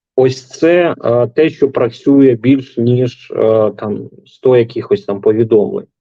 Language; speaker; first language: Ukrainian; non-native, local second language; Russian